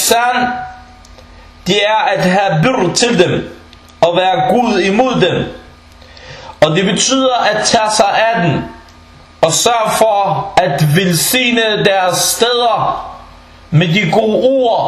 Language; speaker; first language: Danish; non-native, fluent; Arabic